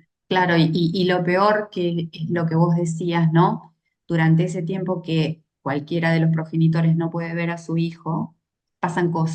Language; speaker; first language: Spanish; native; Spanish